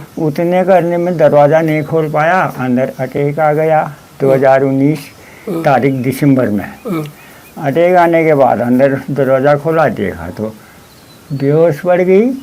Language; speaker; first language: Hindi; non-native, local second language; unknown